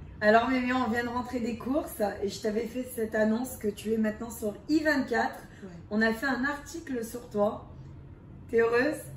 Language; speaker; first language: French; early bilingual, heritage; English